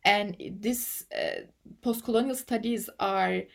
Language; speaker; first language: English; non-native, fluent; Turkish